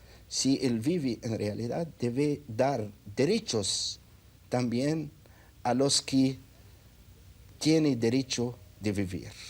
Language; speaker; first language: Spanish; non-native, fluent; Arabic